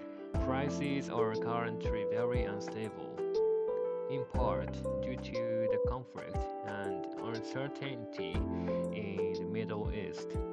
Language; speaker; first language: English; non-native, learner; Japanese